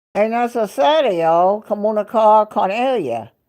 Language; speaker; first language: Spanish; non-native, learner; English